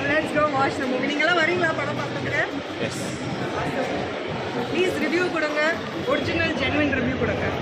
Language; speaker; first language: Tamil; non-native, local second language; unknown